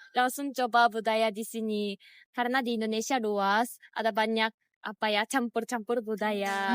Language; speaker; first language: Indonesian; non-native, fluent; Japanese